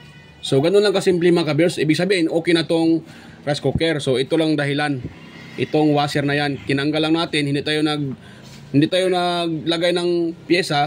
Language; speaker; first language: Filipino; native; Filipino